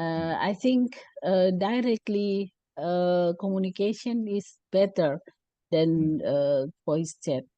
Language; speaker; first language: English; non-native, learner; Indonesian